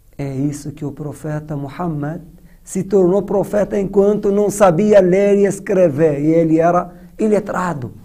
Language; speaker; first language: Portuguese; non-native, fluent; Persian